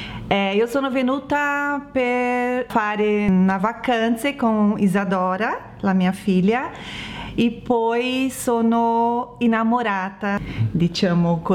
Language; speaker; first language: Italian; non-native, learner; Portuguese